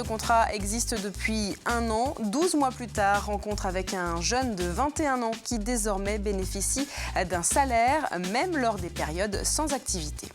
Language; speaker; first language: French; native; French